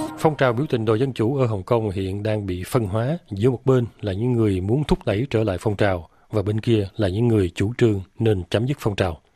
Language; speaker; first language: Vietnamese; native; Vietnamese